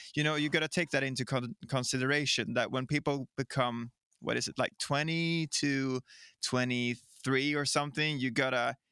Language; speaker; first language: English; non-native, fluent; Swedish